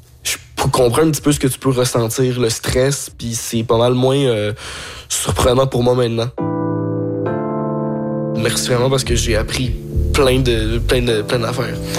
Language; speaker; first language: French; native; French